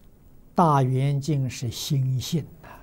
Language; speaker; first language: Chinese; native; Chinese